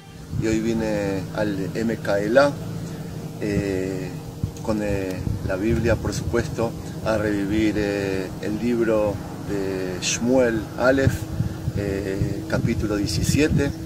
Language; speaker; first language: Spanish; native; Spanish